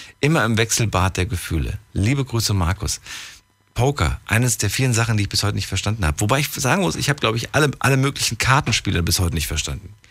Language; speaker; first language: German; native; German